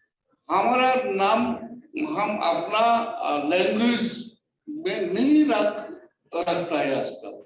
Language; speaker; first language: Hindi; non-native, learner; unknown